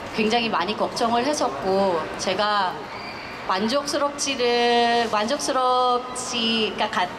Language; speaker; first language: Korean; non-native, fluent; Filipino